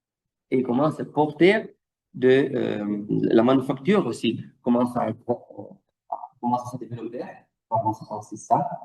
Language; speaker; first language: French; non-native, fluent; Italian